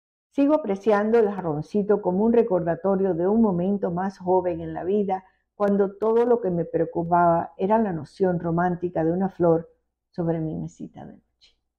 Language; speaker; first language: Spanish; early bilingual, heritage; Spanish